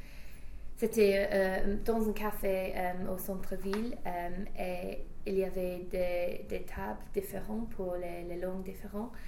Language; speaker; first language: French; non-native, fluent; English